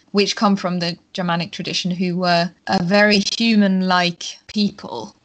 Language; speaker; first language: English; non-native, fluent; German